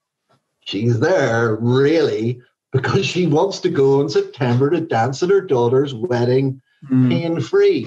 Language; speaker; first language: English; native; English